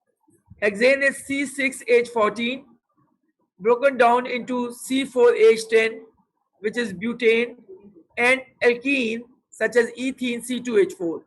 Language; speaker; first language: English; non-native, local second language; Urdu